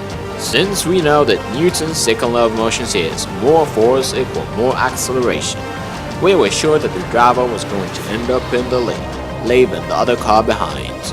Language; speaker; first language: English; non-native, fluent; Arabic